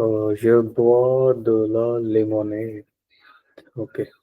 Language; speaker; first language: French; non-native, learner; Punjabi